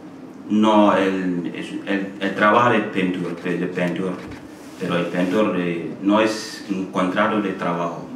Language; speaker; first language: Spanish; non-native, learner; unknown